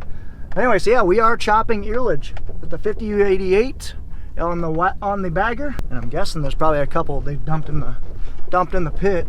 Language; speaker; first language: English; native; English